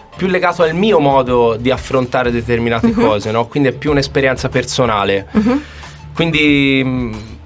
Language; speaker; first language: Italian; native; Italian